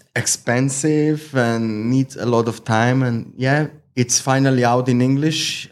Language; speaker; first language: English; non-native, fluent; Slovenian